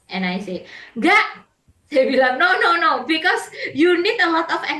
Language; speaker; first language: English; non-native, fluent; Indonesian